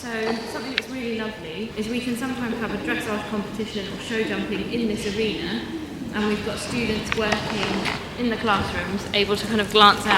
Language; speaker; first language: English; native; English